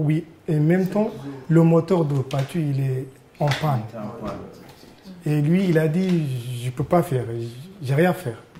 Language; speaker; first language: French; non-native, learner; Arabic